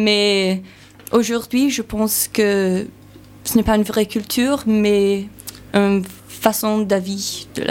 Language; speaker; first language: French; non-native, learner; English